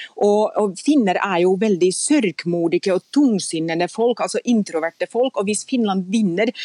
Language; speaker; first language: Norwegian; non-native, fluent; Finnish